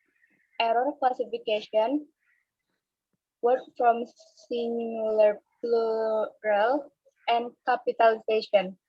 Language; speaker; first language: English; non-native, learner; Indonesian